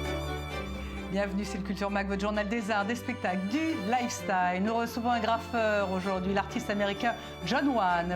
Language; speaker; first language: French; native; French